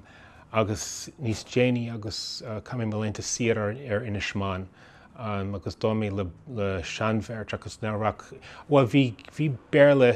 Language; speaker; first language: Irish; non-native, fluent; English